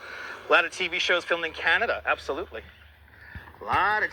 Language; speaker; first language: English; native; English